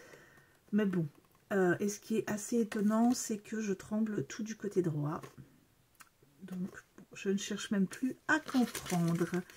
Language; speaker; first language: French; native; French